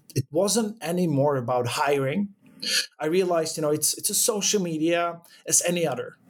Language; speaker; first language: English; non-native, fluent; Czech